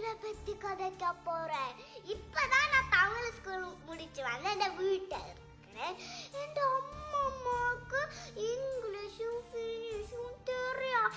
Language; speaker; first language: Tamil; early bilingual, heritage; Tamil